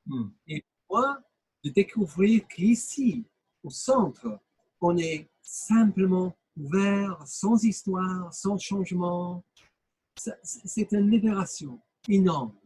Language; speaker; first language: French; non-native, fluent; English